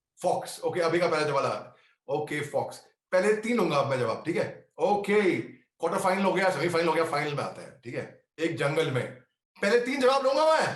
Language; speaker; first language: Hindi; native; Hindi